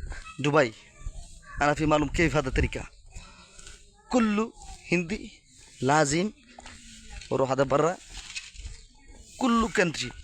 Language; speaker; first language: Arabic; non-native, learner; Bangla